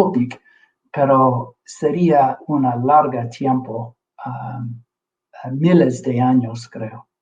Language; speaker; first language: Spanish; non-native, fluent; English